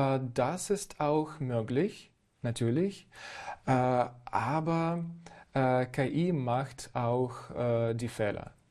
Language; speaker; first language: German; non-native, fluent; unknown